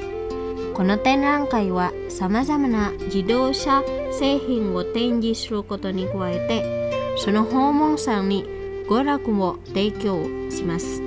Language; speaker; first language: Japanese; non-native, fluent; Indonesian